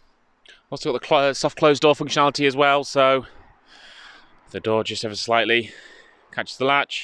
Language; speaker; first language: English; native; English